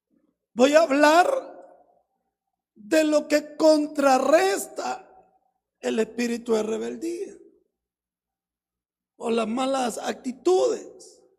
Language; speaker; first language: Spanish; native; Spanish